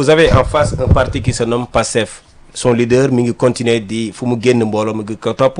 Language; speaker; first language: French; non-native, local second language; Wolof